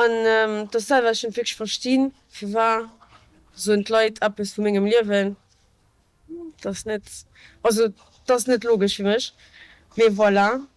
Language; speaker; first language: German; non-native, local second language; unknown